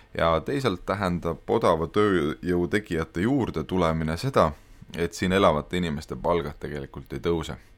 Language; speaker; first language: Estonian; native; Estonian